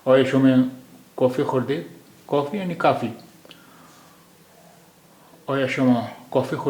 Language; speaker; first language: Persian; non-native, fluent; Urdu